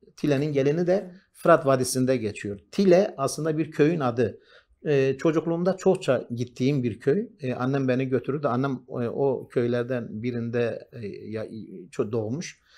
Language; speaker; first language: Turkish; non-native, local second language; Kurdish